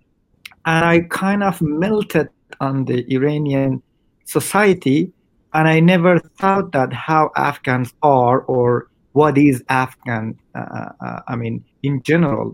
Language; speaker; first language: English; non-native, fluent; Persian